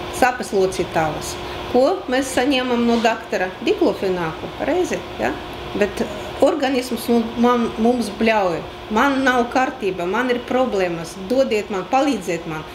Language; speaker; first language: Latvian; non-native, local second language; Russian